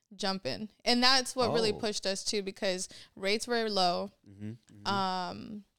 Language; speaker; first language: English; native; English